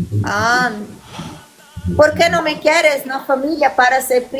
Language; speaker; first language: Spanish; non-native, learner; Portuguese